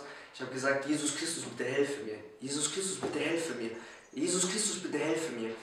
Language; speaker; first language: German; early bilingual, other home language; Polish